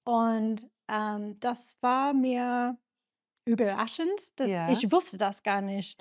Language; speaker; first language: German; non-native, learner; English